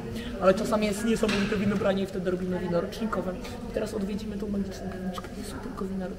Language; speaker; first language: Polish; native; Polish